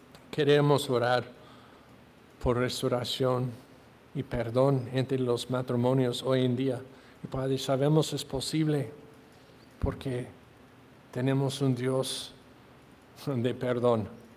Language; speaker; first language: Spanish; non-native, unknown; English